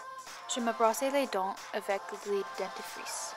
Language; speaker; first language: French; non-native, learner; English